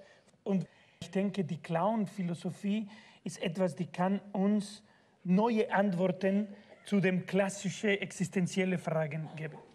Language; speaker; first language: German; non-native, fluent; Spanish